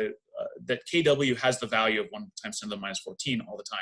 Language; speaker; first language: English; native; English